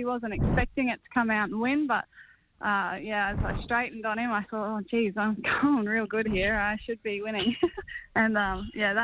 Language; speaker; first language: English; native; English